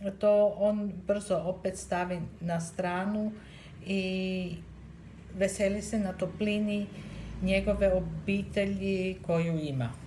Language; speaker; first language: Serbian; early bilingual, heritage; Serbian